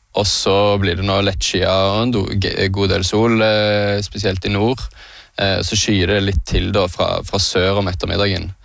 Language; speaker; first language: Norwegian; native; Norwegian